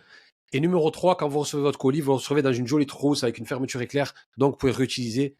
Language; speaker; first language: French; native; French